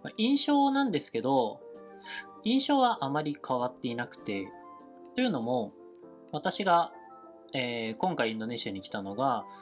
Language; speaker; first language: Japanese; native; Japanese